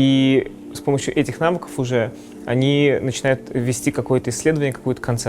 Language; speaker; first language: Russian; native; Russian